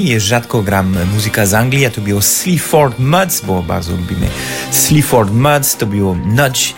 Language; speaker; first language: Polish; non-native, fluent; French